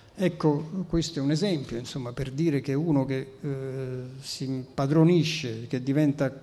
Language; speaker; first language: Italian; native; Italian